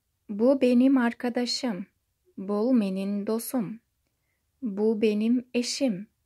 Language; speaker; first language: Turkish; non-native, fluent; Kyrgyz